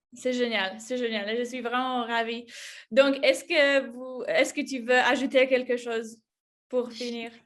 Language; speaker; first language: French; non-native, fluent; Polish